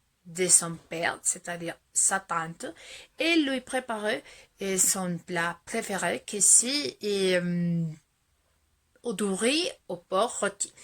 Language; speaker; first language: French; non-native, fluent; Spanish